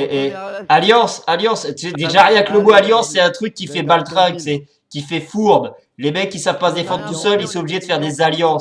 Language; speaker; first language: French; native; French